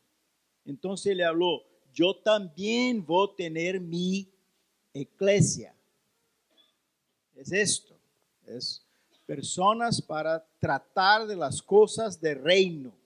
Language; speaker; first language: Spanish; non-native, learner; Portuguese